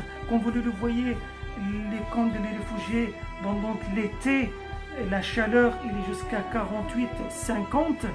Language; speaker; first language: French; non-native, fluent; Arabic